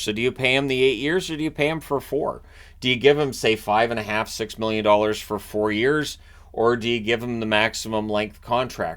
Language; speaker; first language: English; native; English